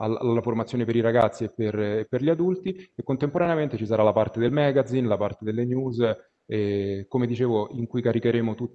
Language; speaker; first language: Italian; native; Italian